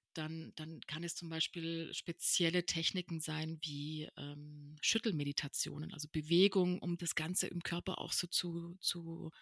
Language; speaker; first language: German; early bilingual, other home language; Spanish